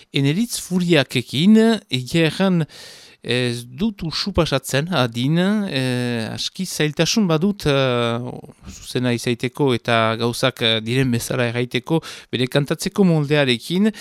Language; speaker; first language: Basque; native; Basque